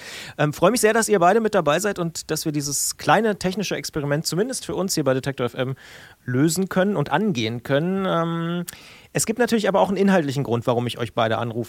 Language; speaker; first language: German; native; German